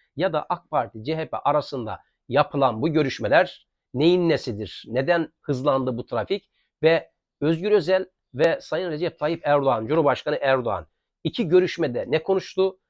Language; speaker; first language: Turkish; native; Turkish